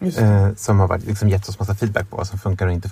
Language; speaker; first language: Swedish; native; Swedish